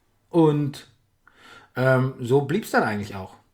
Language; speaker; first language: German; native; German